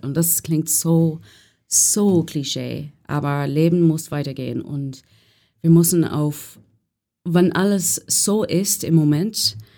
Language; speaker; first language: German; non-native, fluent; English